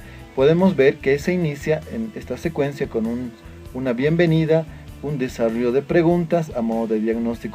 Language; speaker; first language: Spanish; native; Spanish